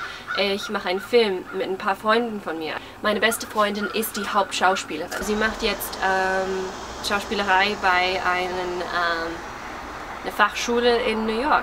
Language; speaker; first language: German; early bilingual, heritage; English